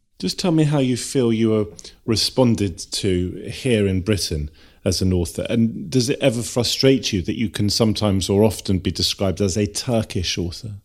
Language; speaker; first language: English; native; English